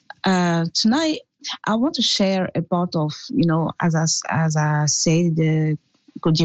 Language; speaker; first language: English; non-native, fluent; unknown